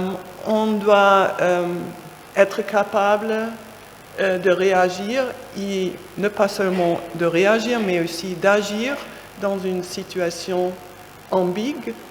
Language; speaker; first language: French; non-native, fluent; German